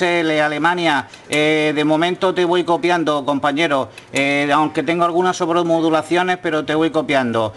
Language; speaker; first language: Spanish; native; Spanish